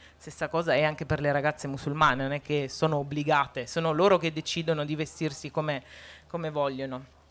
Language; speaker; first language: Italian; non-native, fluent; Arabic